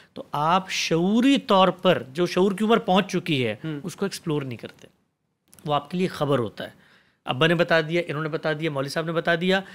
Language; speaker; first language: Urdu; native; Urdu